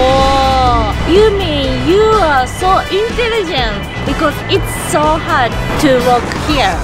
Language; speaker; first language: English; non-native, learner; Japanese